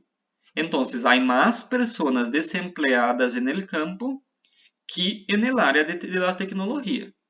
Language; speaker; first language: Spanish; non-native, fluent; Portuguese